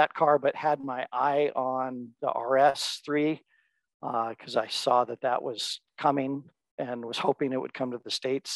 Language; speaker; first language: English; native; English